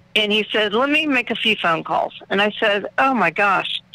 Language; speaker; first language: English; native; English